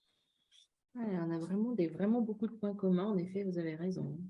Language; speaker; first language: French; native; French